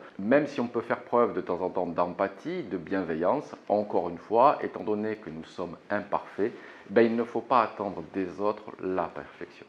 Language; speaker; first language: French; native; French